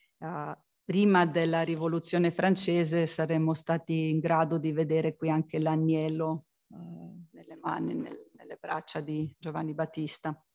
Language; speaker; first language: Italian; non-native, fluent; Slovenian